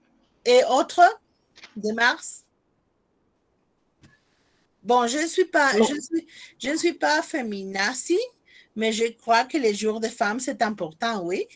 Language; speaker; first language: French; non-native, fluent; Spanish